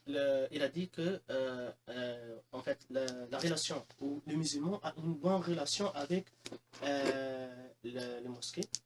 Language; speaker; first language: French; non-native, local second language; Arabic